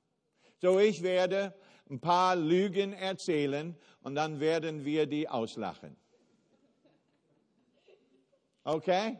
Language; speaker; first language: German; non-native, fluent; English